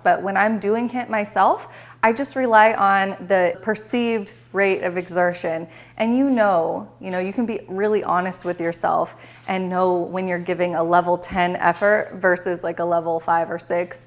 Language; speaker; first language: English; native; English